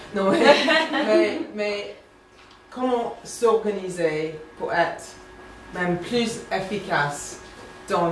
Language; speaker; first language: French; non-native, fluent; English